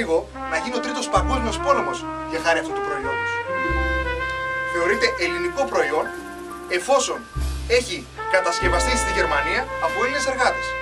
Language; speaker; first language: Greek; native; Greek